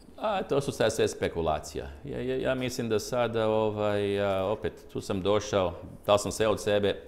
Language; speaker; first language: Croatian; early bilingual, heritage; Croatian